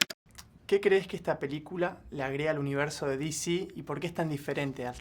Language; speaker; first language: Spanish; native; Spanish